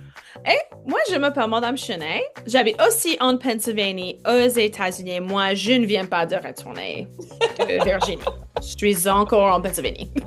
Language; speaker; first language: French; non-native, fluent; English